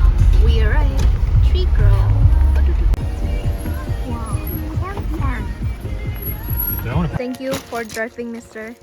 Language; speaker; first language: English; non-native, local second language; Malay